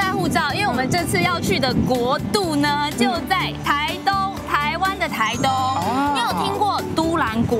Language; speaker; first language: Chinese; native; Chinese